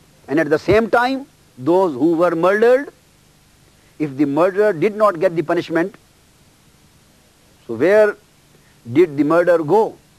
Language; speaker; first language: English; non-native, local second language; Punjabi